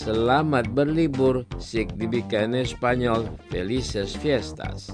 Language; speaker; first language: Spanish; non-native, fluent; Indonesian